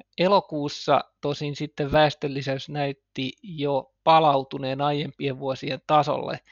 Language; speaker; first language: Finnish; native; Finnish